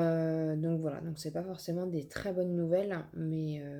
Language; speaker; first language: French; native; French